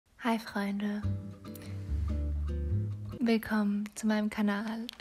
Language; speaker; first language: German; non-native, fluent; English